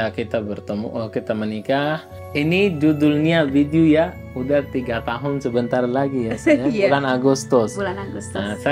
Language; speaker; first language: Indonesian; non-native, fluent; Arabic